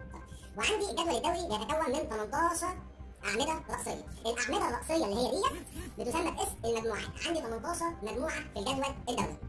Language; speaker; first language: Arabic; native; Arabic